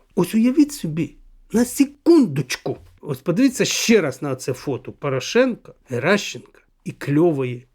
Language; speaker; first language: Ukrainian; non-native, local second language; Russian